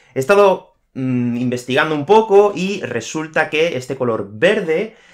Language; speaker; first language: Spanish; native; Spanish